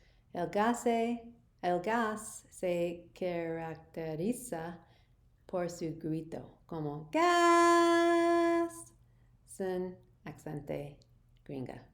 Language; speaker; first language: Spanish; non-native, learner; English